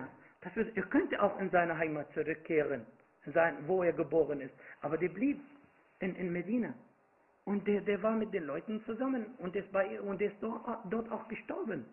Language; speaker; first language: German; non-native, fluent; Arabic